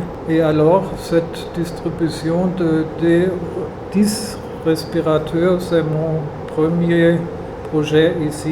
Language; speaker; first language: French; non-native, learner; German